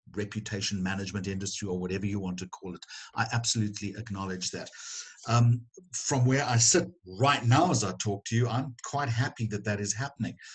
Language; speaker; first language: English; native; English